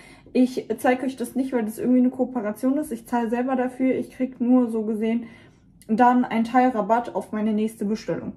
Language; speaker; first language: German; native; German